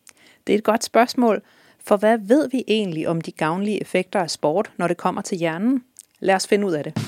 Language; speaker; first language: Danish; native; Danish